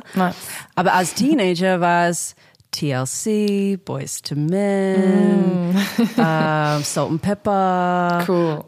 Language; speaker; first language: German; non-native, fluent; English